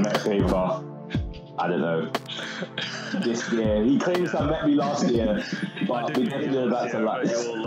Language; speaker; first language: English; native; English